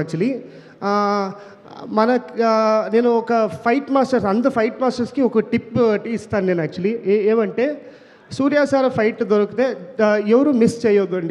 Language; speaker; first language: Telugu; non-native, learner; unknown